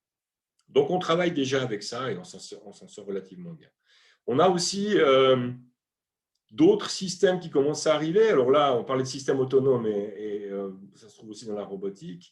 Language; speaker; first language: French; native; French